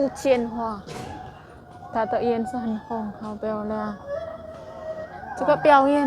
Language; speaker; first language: Chinese; non-native, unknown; Indonesian